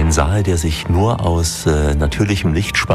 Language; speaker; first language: German; native; German